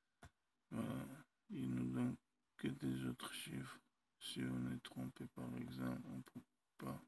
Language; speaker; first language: French; non-native, learner; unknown